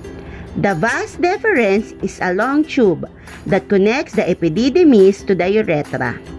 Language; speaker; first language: English; non-native, local second language; Filipino